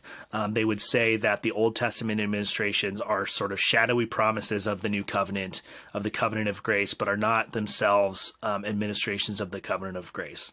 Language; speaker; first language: English; native; English